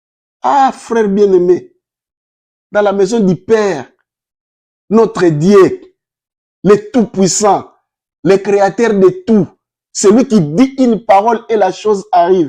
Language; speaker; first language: French; non-native, local second language; Lingala